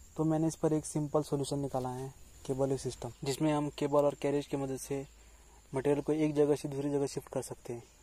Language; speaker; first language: Hindi; non-native, local second language; Konkani